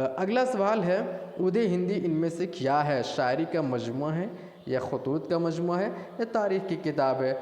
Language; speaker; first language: Urdu; native; Urdu